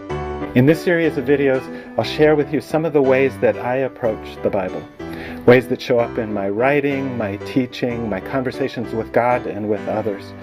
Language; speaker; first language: English; native; English